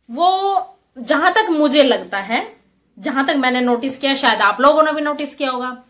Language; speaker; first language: Hindi; native; Hindi